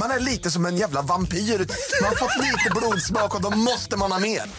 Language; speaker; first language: Swedish; native; Swedish